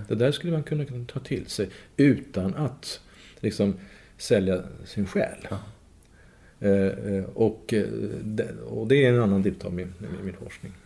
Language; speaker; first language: Swedish; non-native, fluent; Persian